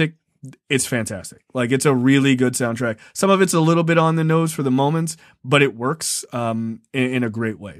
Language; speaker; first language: English; native; English